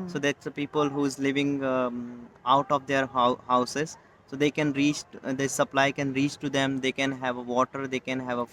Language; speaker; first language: English; non-native, local second language; Hindi